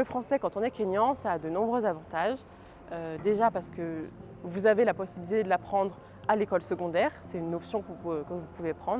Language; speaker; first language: French; native; French